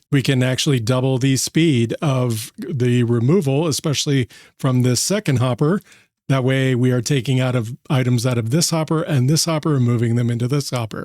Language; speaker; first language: English; native; English